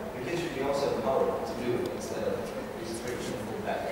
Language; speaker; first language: English; non-native, fluent; Lithuanian